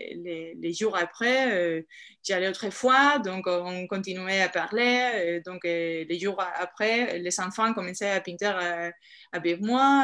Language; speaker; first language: French; non-native, fluent; Spanish